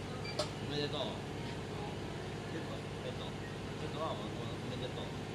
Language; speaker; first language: Japanese; non-native, learner; Vietnamese